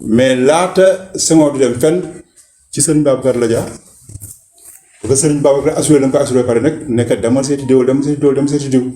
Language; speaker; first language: Wolof; native; Wolof